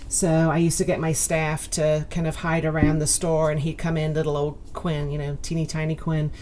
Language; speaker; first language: English; native; English